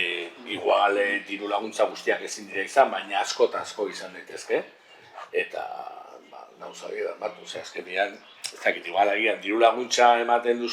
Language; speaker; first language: Basque; native; Basque